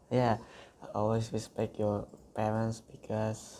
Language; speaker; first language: English; non-native, learner; Indonesian